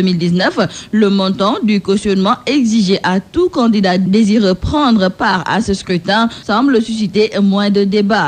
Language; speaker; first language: French; non-native, local second language; Wolof